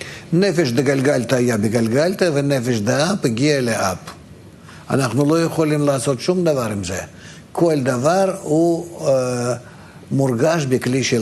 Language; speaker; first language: Hebrew; non-native, fluent; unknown